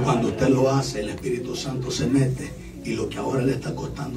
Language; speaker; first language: Spanish; native; Spanish